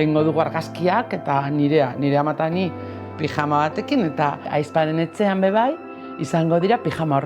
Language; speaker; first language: Basque; non-native, local second language; Spanish